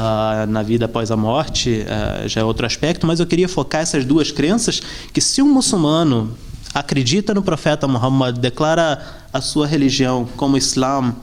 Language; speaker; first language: Portuguese; early bilingual, other home language; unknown